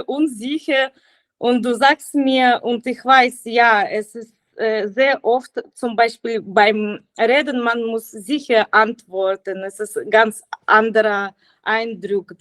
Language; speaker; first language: German; non-native, learner; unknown